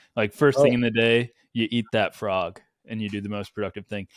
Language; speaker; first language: English; native; English